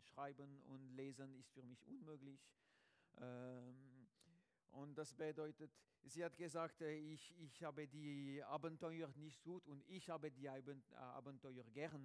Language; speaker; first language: German; non-native, learner; French